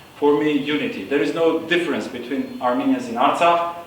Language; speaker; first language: English; non-native, fluent; Armenian